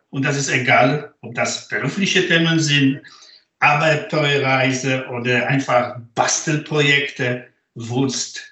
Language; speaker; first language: German; non-native, fluent; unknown